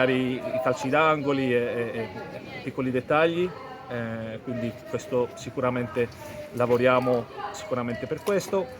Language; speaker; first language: Italian; non-native, fluent; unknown